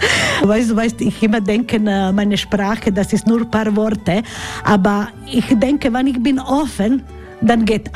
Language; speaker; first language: German; non-native, learner; Croatian